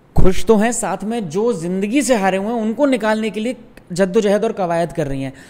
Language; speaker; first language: Hindi; native; Hindi